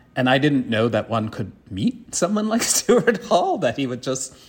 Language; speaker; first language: English; native; English